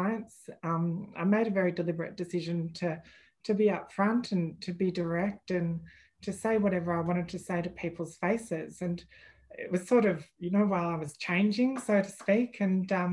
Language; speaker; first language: English; native; English